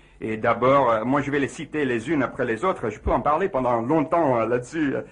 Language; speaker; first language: French; non-native, fluent; English